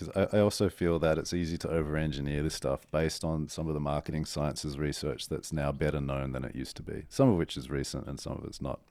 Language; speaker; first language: English; native; English